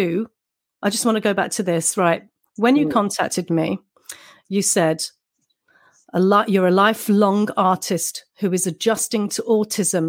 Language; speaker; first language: English; native; English